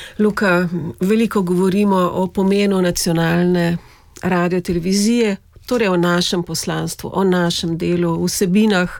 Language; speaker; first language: Slovenian; native; Slovenian